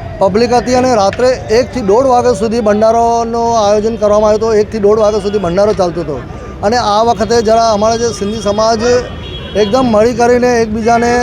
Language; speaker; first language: Gujarati; non-native, local second language; Sindhi